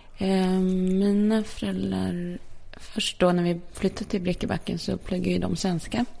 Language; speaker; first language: Swedish; early bilingual, other home language; Polish